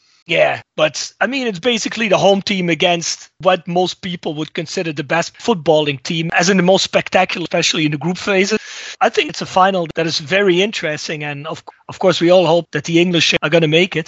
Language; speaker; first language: English; non-native, fluent; Dutch